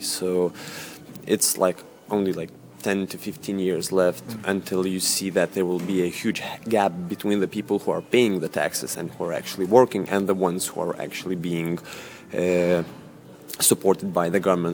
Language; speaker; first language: English; non-native, fluent; Lithuanian